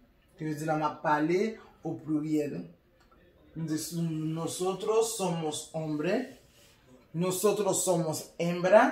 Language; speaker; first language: Spanish; non-native, learner; Haitian Creole